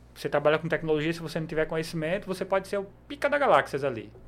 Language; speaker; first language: Portuguese; native; Portuguese